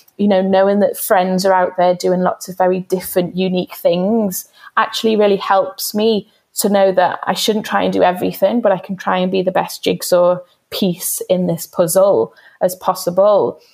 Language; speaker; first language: English; native; English